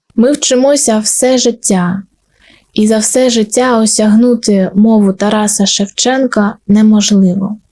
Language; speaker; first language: Ukrainian; non-native, local second language; Russian